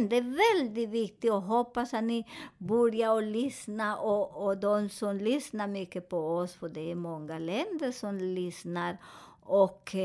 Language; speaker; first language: Swedish; non-native, learner; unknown